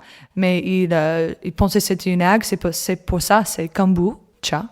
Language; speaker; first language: French; non-native, learner; English